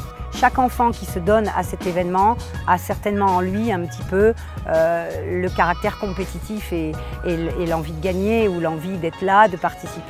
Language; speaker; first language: French; native; French